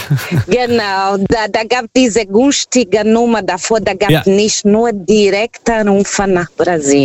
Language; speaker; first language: German; non-native, fluent; Portuguese